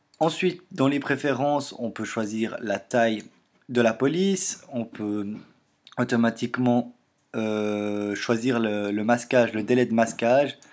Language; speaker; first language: French; native; French